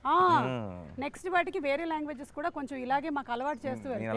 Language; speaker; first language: Telugu; native; Telugu